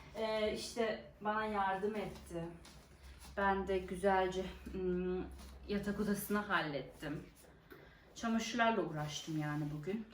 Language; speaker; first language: Turkish; native; Turkish